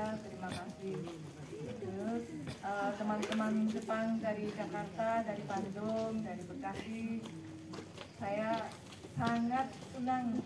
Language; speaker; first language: Indonesian; non-native, learner; Japanese